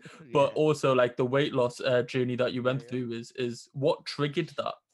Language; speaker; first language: English; native; English